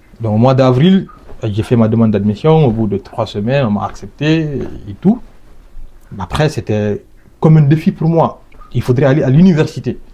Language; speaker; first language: French; non-native, local second language; Fula